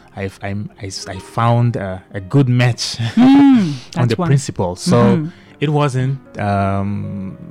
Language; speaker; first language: English; non-native, fluent; Portuguese